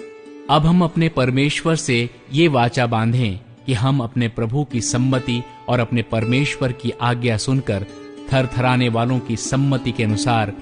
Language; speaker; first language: Hindi; native; Hindi